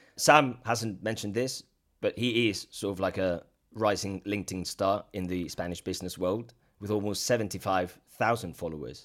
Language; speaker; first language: English; non-native, fluent; Spanish